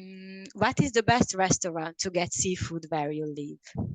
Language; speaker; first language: English; non-native, learner; Hungarian